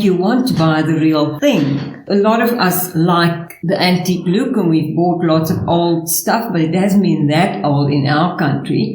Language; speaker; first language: English; non-native, local second language; Afrikaans